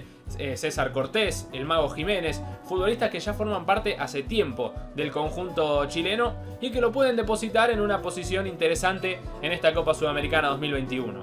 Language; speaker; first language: Spanish; native; Spanish